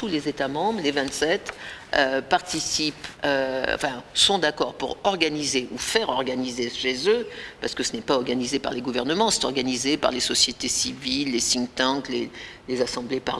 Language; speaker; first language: French; native; French